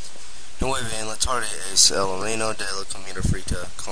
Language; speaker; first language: Spanish; non-native, learner; English